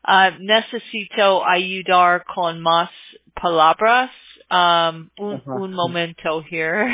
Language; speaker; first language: Spanish; non-native, learner; English